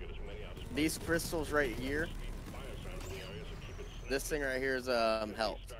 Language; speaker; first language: English; native; English